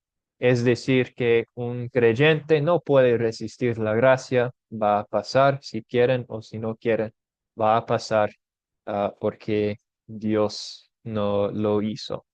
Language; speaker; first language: Spanish; non-native, fluent; English